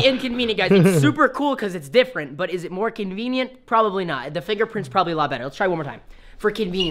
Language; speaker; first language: English; native; English